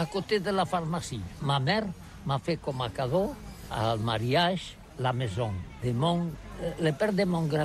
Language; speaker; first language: French; non-native, learner; Catalan